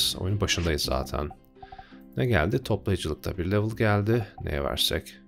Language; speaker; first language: Turkish; native; Turkish